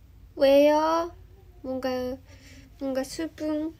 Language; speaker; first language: Korean; non-native, learner; Japanese